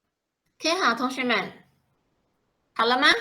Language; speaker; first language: Chinese; non-native, fluent; Malay